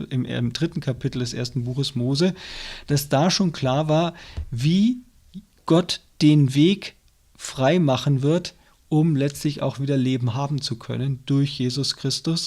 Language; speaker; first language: German; native; German